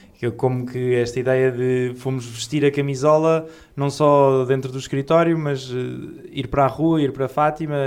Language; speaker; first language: Portuguese; native; Portuguese